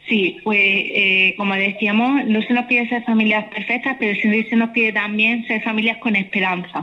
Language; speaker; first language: Spanish; native; Spanish